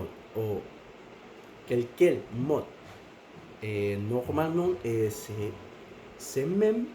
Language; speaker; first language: French; non-native, learner; Spanish